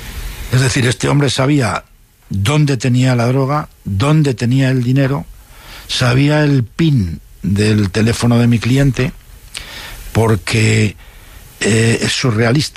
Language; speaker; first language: Spanish; native; Spanish